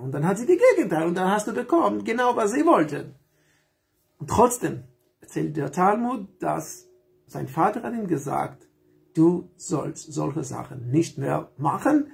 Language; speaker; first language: German; non-native, fluent; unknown